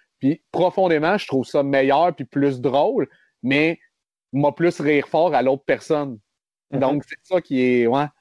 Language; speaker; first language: French; native; French